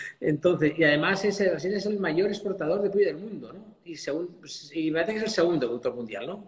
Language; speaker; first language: Spanish; native; Spanish